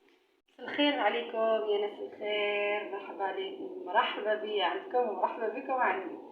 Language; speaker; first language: Arabic; native; Arabic